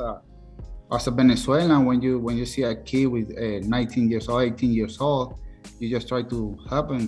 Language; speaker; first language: English; non-native, learner; Spanish